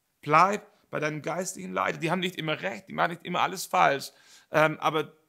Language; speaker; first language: German; native; German